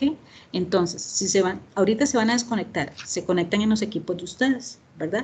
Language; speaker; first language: Spanish; native; Spanish